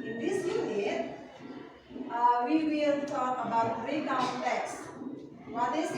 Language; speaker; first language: English; non-native, learner; Indonesian